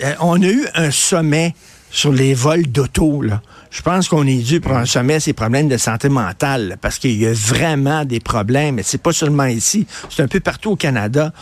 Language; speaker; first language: French; native; French